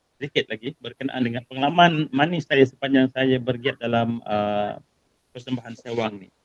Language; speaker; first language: Malay; native; Malay